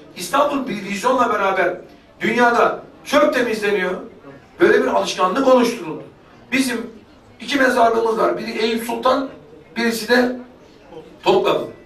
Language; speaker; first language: Turkish; native; Turkish